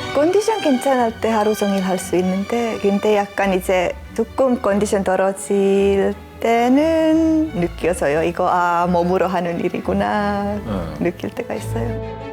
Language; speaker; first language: Korean; non-native, learner; Finnish